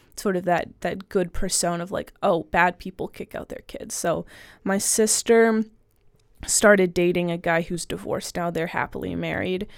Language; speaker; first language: English; native; English